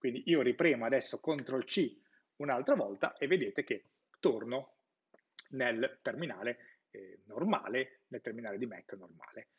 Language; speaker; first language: Italian; native; Italian